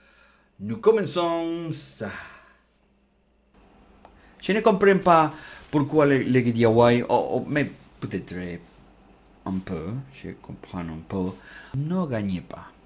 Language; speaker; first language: French; non-native, learner; Spanish